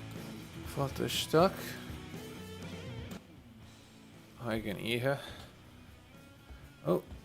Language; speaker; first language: Irish; non-native, local second language; English